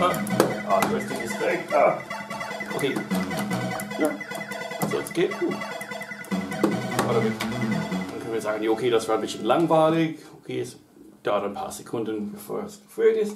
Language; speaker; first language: German; non-native, learner; English